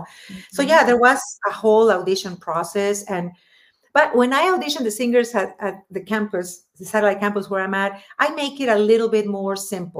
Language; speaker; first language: English; non-native, fluent; Spanish